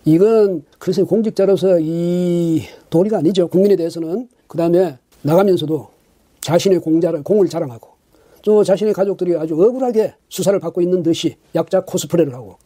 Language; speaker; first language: Korean; native; Korean